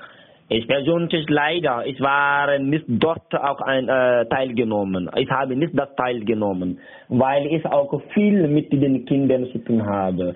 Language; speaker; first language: German; non-native, learner; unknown